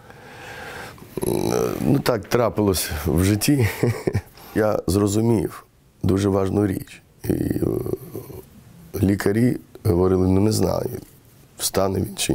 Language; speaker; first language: Ukrainian; non-native, local second language; Romany